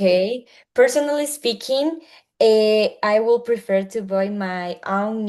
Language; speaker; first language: English; non-native, learner; Spanish